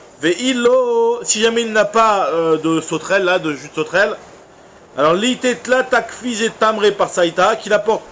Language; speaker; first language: French; native; French